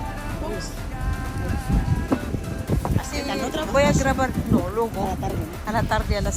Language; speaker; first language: Spanish; non-native, fluent; Filipino